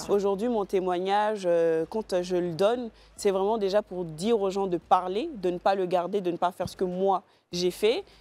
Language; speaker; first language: French; native; French